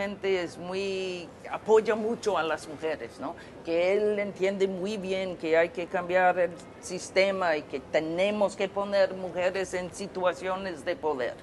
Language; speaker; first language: Spanish; non-native, fluent; English